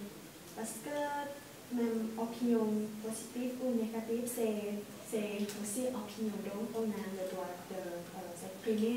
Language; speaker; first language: French; non-native, fluent; English